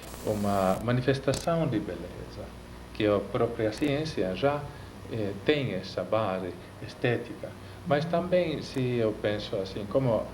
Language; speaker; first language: Portuguese; non-native, fluent; Finnish